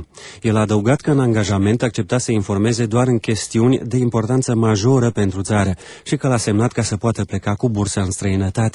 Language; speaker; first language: Romanian; native; Romanian